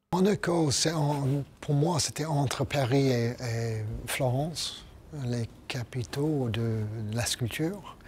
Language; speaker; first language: French; non-native, fluent; English